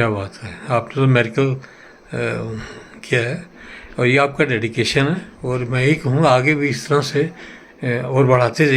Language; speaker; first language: Hindi; native; Hindi